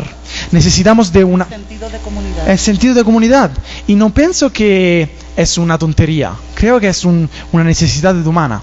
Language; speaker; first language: Spanish; non-native, fluent; Italian